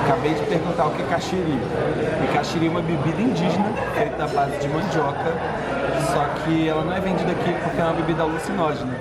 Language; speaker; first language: Portuguese; native; Portuguese